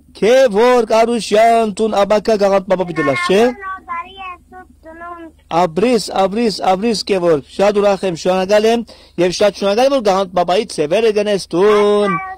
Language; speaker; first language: Armenian; early bilingual, heritage; Armenian